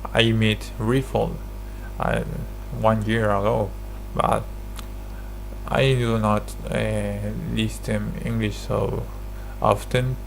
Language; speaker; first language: English; non-native, learner; Spanish